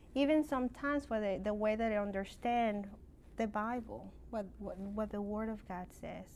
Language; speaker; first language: English; non-native, fluent; Spanish